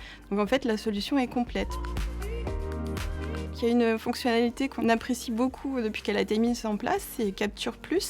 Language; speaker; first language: French; native; French